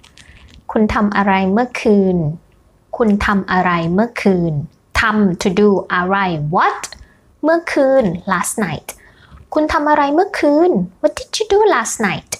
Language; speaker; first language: Thai; native; Thai